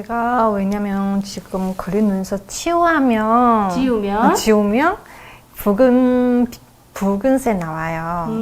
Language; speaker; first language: Korean; non-native, learner; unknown